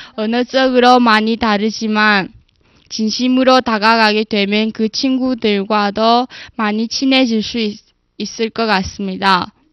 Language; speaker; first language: Korean; non-native, fluent; Chinese